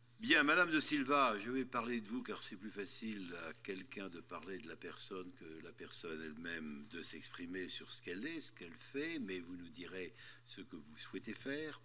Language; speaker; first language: French; native; French